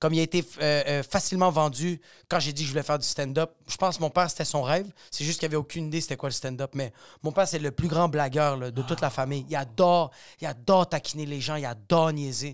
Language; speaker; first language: French; native; French